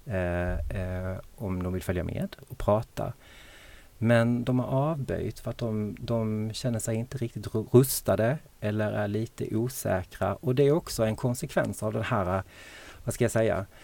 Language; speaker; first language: Swedish; native; Swedish